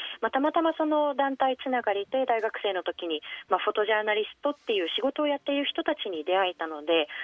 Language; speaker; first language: Japanese; native; Japanese